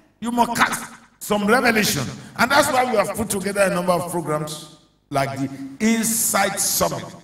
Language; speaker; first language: English; non-native, local second language; Yoruba